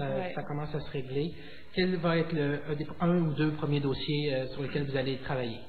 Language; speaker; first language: French; native; French